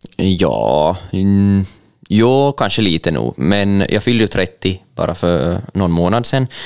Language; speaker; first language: Swedish; native; Swedish